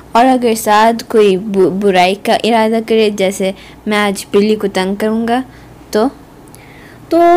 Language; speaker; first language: Hindi; native; Hindi